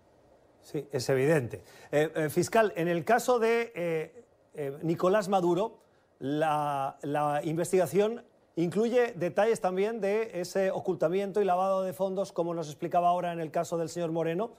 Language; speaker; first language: Spanish; native; Spanish